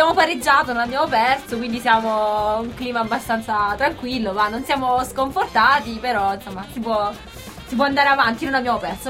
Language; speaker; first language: Italian; native; Italian